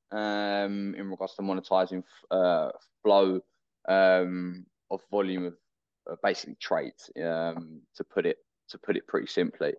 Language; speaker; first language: English; native; English